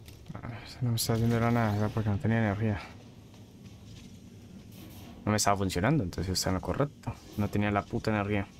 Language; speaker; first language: Spanish; native; Spanish